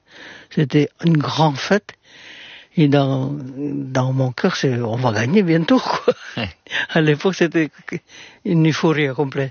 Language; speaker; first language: French; non-native, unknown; Indonesian